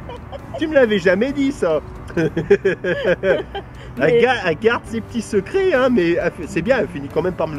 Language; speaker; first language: French; native; French